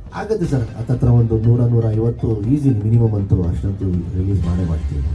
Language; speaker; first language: Kannada; non-native, local second language; Urdu